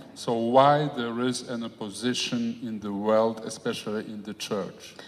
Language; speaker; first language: English; non-native, fluent; Polish